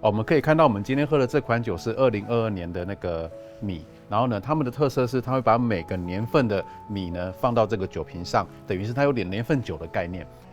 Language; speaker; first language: Chinese; native; Chinese